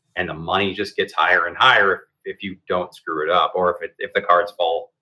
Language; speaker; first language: English; native; English